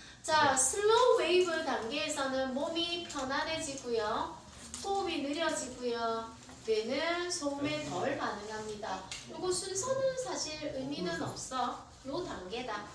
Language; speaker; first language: Korean; native; Korean